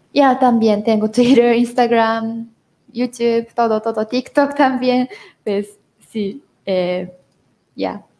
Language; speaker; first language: Spanish; non-native, learner; Japanese